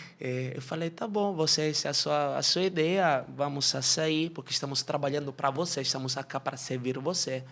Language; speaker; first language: Portuguese; non-native, fluent; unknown